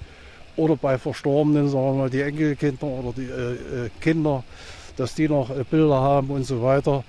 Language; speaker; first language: German; native; German